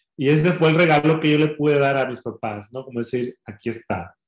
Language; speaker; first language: Spanish; native; Spanish